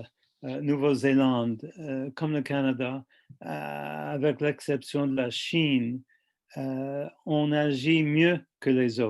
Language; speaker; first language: French; non-native, fluent; English